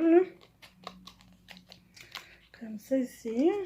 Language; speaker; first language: French; native; French